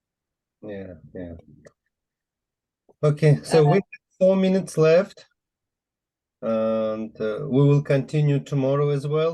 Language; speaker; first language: English; non-native, fluent; Uzbek